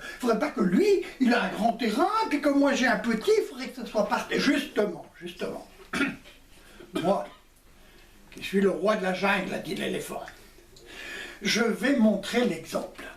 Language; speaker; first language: French; native; French